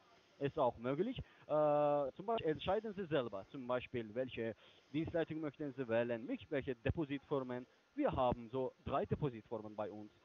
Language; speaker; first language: German; non-native, learner; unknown